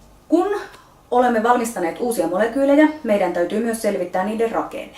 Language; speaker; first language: Finnish; native; Finnish